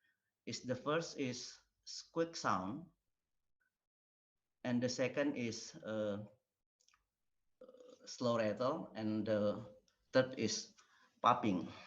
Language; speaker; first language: English; non-native, learner; Indonesian